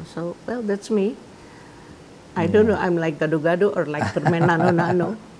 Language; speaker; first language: English; non-native, fluent; Indonesian